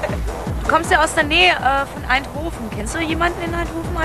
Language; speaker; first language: German; native; German